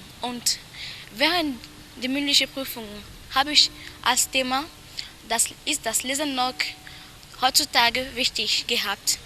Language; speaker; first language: German; non-native, learner; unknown